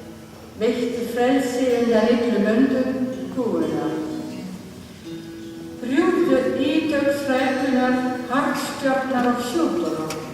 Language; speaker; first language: Icelandic; non-native, learner; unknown